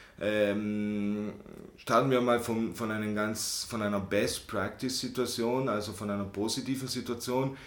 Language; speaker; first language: German; non-native, local second language; Italian